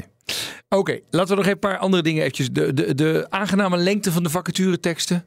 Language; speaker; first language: Dutch; native; Dutch